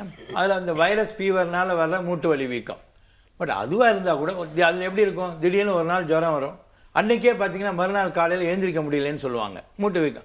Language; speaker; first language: Tamil; native; Tamil